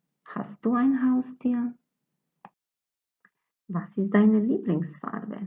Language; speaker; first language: German; non-native, fluent; Croatian